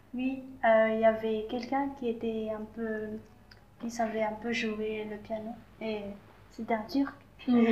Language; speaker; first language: French; non-native, local second language; Malagasy